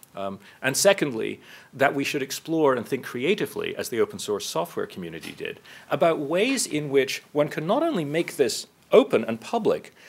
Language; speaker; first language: English; native; English